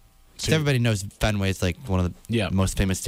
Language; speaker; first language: English; native; English